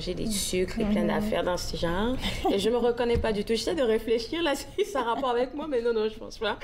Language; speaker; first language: French; native; French